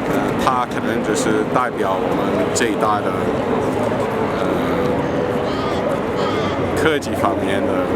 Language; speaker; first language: Chinese; non-native, fluent; English